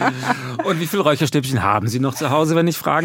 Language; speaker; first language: German; native; German